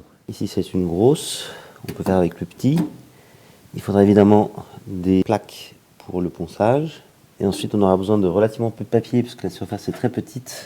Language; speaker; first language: French; native; French